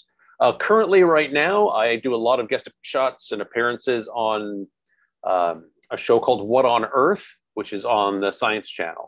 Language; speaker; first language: English; native; English